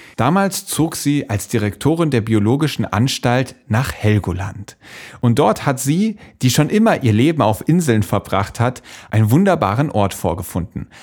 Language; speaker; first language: German; native; German